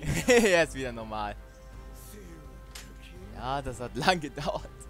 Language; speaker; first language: German; native; German